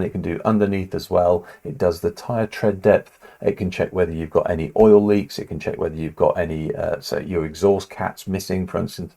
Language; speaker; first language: English; native; English